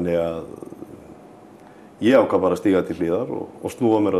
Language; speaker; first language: Icelandic; native; Icelandic